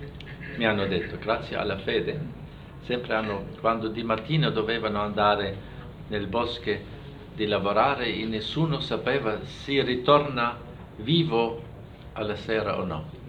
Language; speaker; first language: Italian; non-native, fluent; German